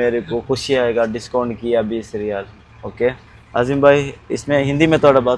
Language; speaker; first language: Hindi; non-native, local second language; Malayalam